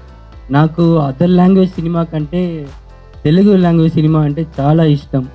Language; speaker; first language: Telugu; non-native, learner; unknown